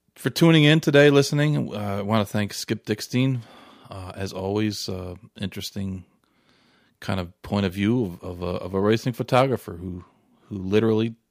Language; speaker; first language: English; native; English